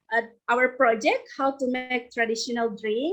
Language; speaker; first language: English; non-native, learner; Indonesian